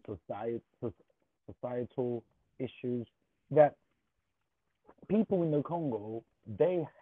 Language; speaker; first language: English; native; English